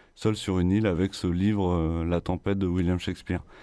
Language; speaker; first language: French; native; French